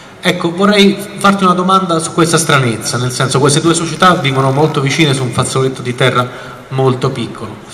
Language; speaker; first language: Italian; native; Italian